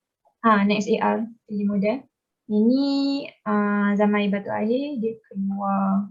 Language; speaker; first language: Malay; native; Malay